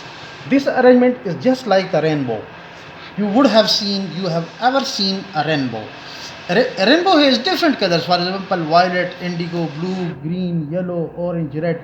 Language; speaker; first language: English; non-native, local second language; Pashto